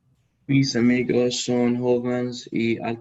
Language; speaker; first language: Spanish; non-native, learner; English